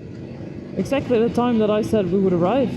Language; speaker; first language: English; non-native, fluent; Dutch